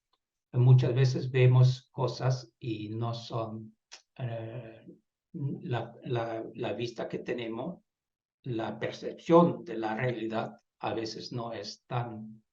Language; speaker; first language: Spanish; non-native, fluent; Dutch